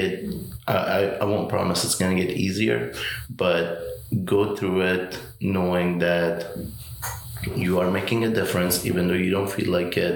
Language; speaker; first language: English; non-native, fluent; Persian